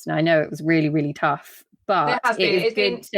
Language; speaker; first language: English; native; English